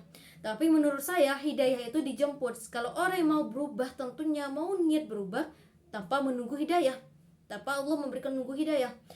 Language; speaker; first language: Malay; non-native, local second language; Madurese